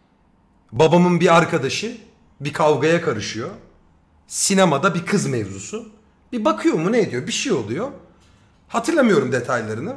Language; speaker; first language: Turkish; native; Turkish